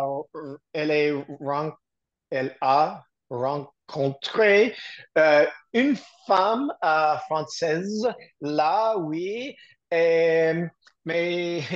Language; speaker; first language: French; non-native, learner; English